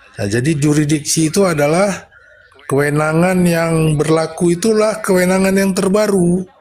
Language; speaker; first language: Malay; non-native, local second language; Achinese